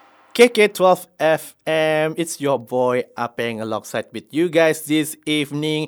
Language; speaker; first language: English; non-native, local second language; Malay